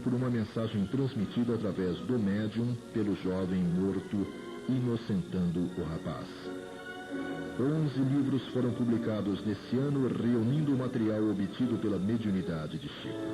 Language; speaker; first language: Portuguese; native; Portuguese